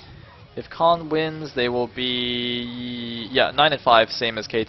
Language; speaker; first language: English; native; English